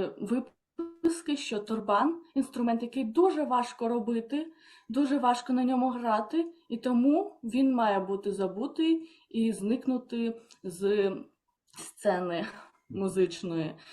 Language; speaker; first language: Ukrainian; non-native, fluent; Polish